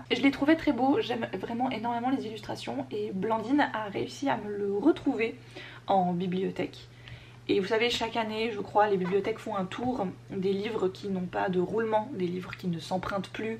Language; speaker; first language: French; native; French